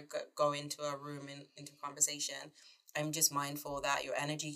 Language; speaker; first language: English; native; English